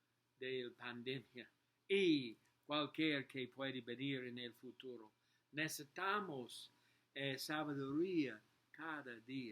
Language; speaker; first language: Spanish; non-native, learner; English